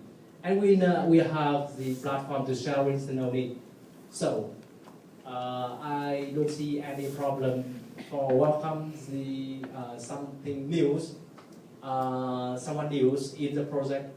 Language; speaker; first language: English; non-native, learner; Vietnamese